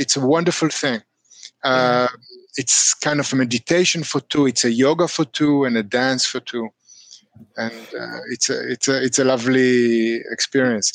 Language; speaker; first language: English; non-native, fluent; Hebrew